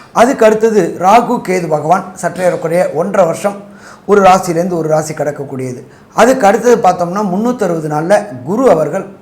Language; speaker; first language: Tamil; native; Tamil